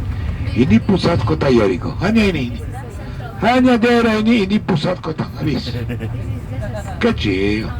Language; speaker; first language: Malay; non-native, fluent; Hebrew